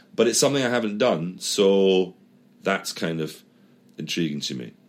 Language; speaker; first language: English; native; English